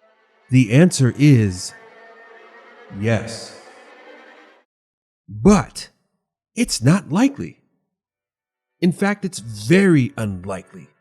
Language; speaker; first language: English; native; English